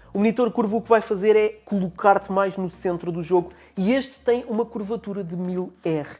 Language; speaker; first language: Portuguese; native; Portuguese